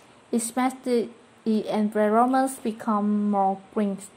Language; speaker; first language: English; non-native, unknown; Vietnamese